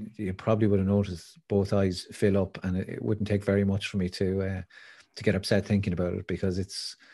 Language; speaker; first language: English; native; English